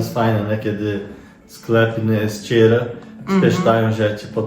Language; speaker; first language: Polish; non-native, learner; Portuguese